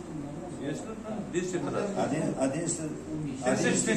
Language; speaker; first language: Russian; non-native, local second language; Uzbek